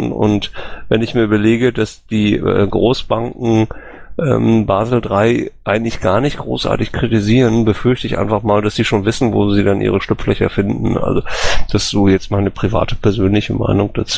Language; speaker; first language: German; native; German